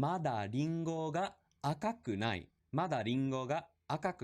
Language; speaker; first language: Japanese; non-native, fluent; English